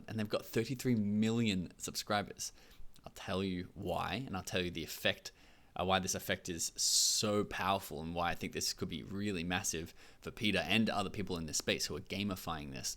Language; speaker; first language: English; native; English